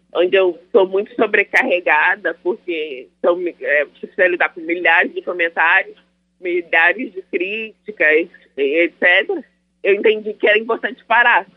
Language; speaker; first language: Portuguese; native; Portuguese